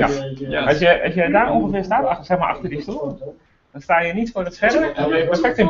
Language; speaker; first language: Dutch; native; Dutch